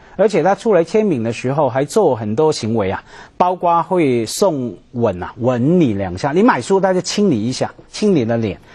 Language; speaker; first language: Chinese; non-native, local second language; Cantonese